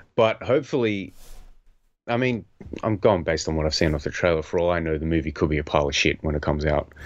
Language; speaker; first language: English; native; English